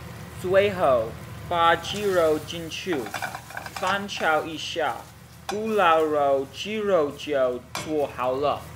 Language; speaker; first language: Chinese; non-native, learner; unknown